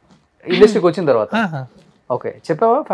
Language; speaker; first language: Telugu; native; Telugu